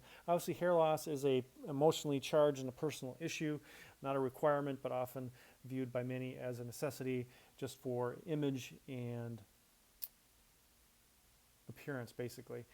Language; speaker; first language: English; native; English